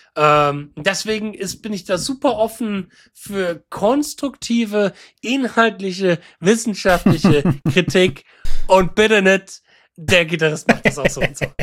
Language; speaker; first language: German; native; German